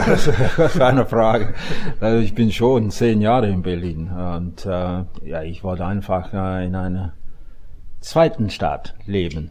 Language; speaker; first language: German; non-native, fluent; English